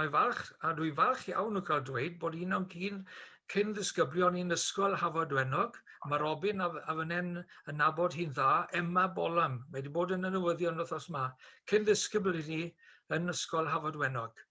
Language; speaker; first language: Welsh; native; Welsh